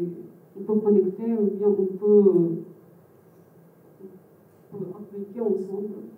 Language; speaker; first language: French; non-native, fluent; Japanese